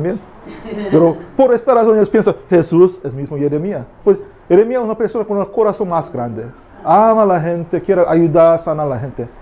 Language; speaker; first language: Spanish; non-native, learner; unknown